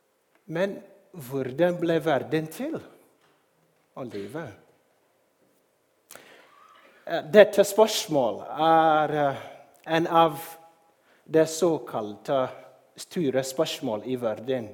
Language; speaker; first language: Norwegian; non-native, fluent; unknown